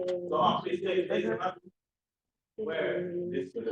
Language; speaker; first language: English; non-native, learner; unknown